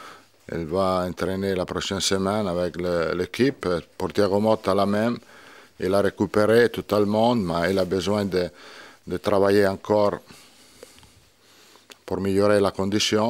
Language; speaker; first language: French; non-native, learner; Italian